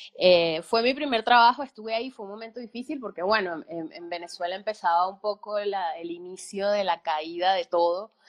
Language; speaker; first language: Spanish; native; Spanish